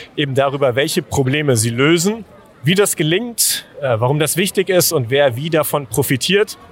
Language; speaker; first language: German; native; German